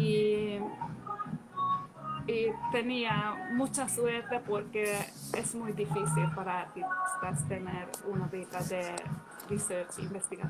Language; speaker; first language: Spanish; non-native, fluent; Hungarian